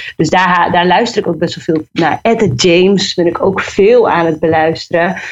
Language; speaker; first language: Dutch; native; Dutch